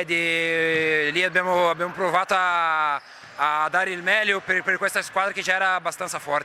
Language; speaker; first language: Italian; non-native, fluent; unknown